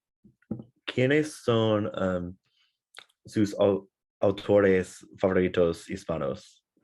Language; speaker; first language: Spanish; non-native, learner; English